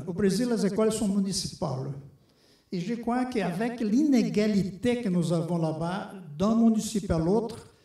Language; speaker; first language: French; non-native, fluent; Portuguese